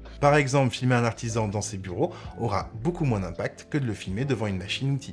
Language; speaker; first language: French; native; French